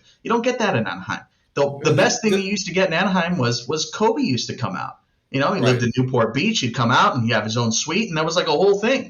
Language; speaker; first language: English; native; English